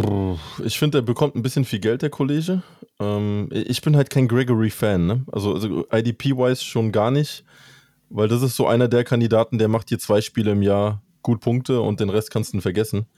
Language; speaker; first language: German; native; German